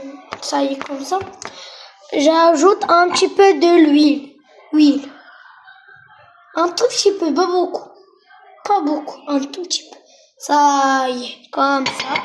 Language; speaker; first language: French; non-native, local second language; Arabic